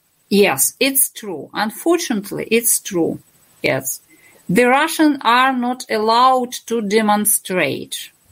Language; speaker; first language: English; non-native, fluent; Russian